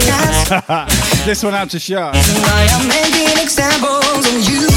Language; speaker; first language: English; native; English